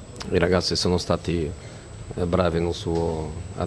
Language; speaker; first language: Italian; non-native, fluent; Portuguese